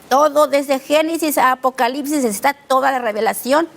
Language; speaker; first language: Spanish; native; Spanish